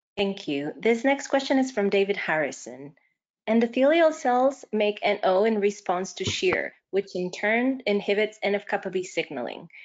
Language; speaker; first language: English; non-native, fluent; Spanish